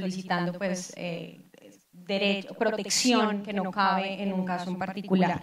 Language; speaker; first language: Spanish; native; Spanish